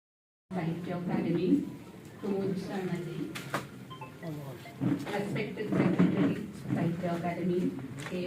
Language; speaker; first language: English; non-native, local second language; Assamese